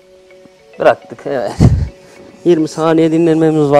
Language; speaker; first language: Turkish; native; Turkish